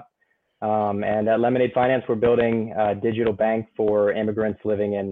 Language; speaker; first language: English; native; English